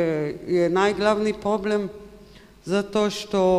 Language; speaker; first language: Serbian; non-native, learner; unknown